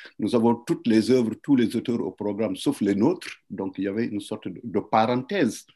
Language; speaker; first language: French; non-native, local second language; Wolof